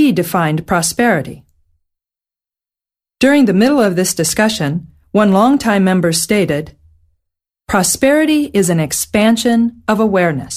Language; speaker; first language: English; native; English